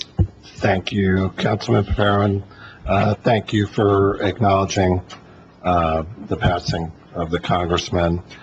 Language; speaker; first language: English; native; English